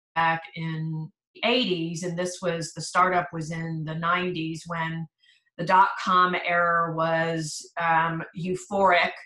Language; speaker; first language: English; native; English